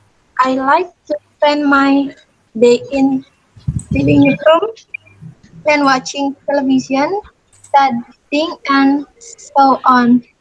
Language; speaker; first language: English; non-native, learner; Indonesian